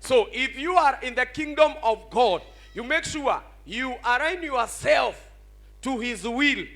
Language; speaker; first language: English; non-native, local second language; Swahili